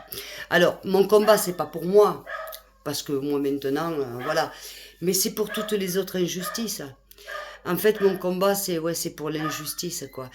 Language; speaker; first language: French; native; French